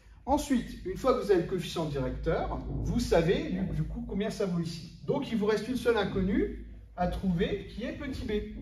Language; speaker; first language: French; native; French